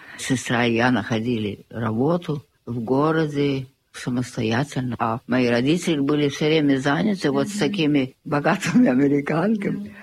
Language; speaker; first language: Russian; early bilingual, heritage; Russian